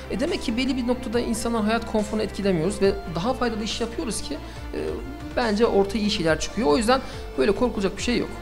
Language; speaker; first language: Turkish; early bilingual, heritage; Turkish